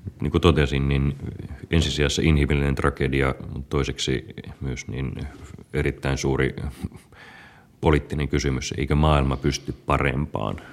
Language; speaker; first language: Finnish; native; Finnish